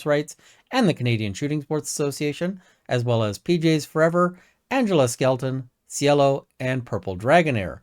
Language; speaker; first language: English; native; English